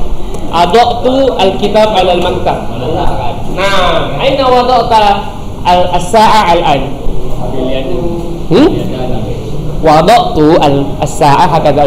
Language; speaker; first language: Arabic; non-native, fluent; Indonesian